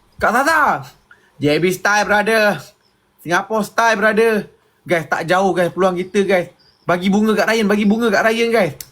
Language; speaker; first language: Malay; native; Malay